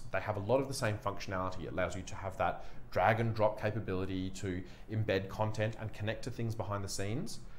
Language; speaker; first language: English; native; English